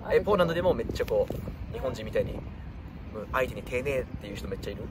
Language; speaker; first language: Japanese; native; Japanese